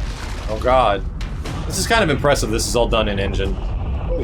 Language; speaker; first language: English; native; English